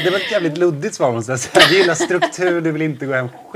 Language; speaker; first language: Swedish; native; Swedish